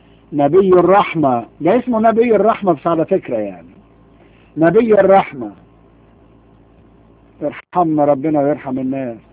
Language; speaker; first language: Arabic; native; Arabic